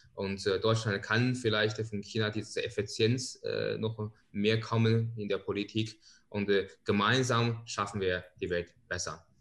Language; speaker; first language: German; non-native, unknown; Chinese